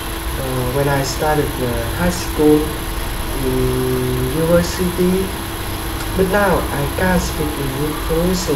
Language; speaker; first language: English; non-native, learner; Vietnamese